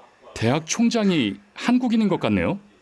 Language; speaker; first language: Korean; native; Korean